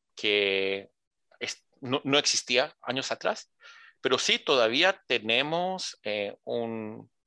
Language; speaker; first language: Spanish; early bilingual, heritage; Spanish